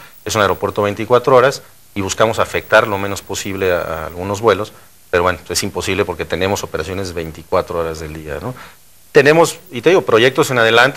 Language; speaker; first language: Spanish; native; Spanish